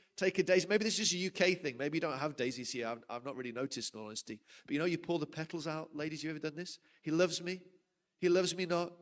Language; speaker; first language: English; native; English